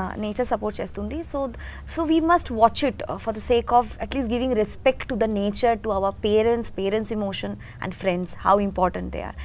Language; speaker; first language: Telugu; non-native, learner; Bangla